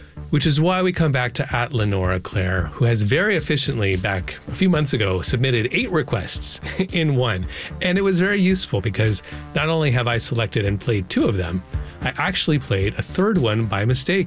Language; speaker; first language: English; native; English